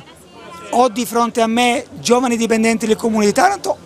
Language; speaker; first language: Italian; native; Italian